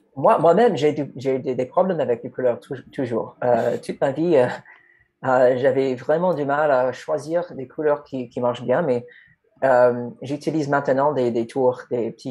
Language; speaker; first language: French; non-native, fluent; English